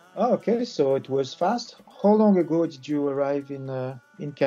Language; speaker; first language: English; non-native, fluent; French